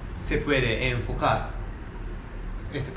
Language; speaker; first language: Spanish; non-native, learner; Japanese